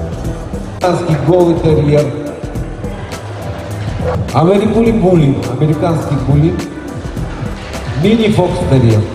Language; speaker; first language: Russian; non-native, fluent; Georgian